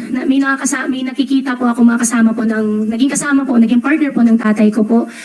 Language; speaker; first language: Filipino; native; Filipino